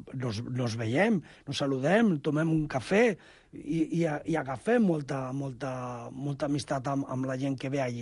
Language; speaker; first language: Catalan; non-native, local second language; Spanish